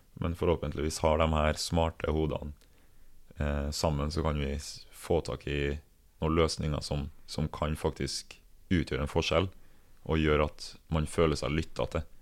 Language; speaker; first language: Norwegian; early bilingual, other home language; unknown